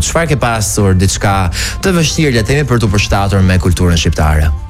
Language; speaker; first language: Albanian; native; Albanian